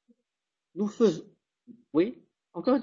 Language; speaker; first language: French; non-native, fluent; Spanish